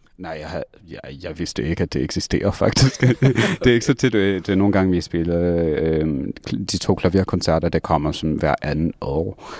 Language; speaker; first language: Danish; non-native, fluent; English